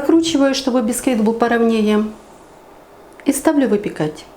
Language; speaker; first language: Russian; native; Russian